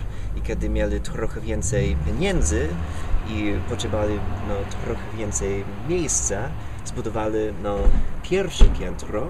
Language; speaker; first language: Polish; non-native, learner; English